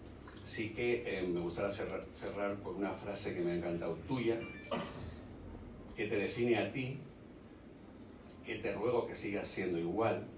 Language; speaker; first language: Spanish; native; Spanish